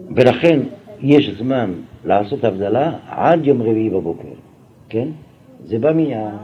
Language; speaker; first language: Hebrew; non-native, fluent; French